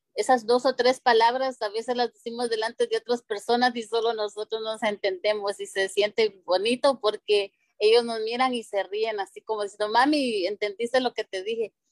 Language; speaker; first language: Spanish; native; Spanish